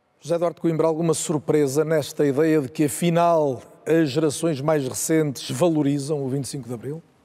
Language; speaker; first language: Portuguese; native; Portuguese